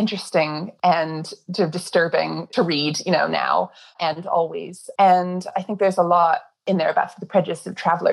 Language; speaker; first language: English; native; English